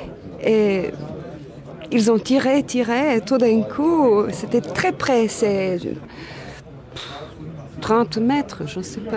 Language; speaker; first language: French; non-native, fluent; Bosnian